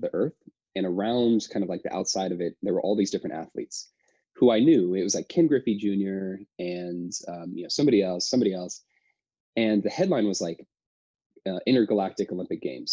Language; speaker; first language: English; native; English